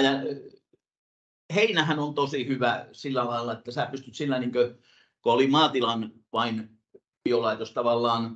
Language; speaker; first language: Finnish; native; Finnish